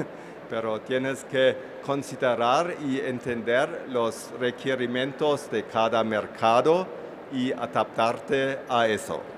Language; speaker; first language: Spanish; non-native, fluent; German